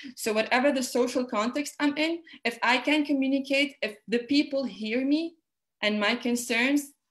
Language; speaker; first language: English; non-native, fluent; Arabic